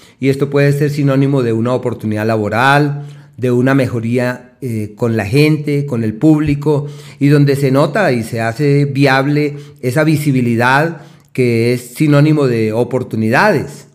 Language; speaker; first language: Spanish; native; Spanish